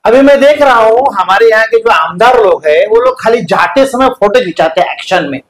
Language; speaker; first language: Hindi; non-native, local second language; Marathi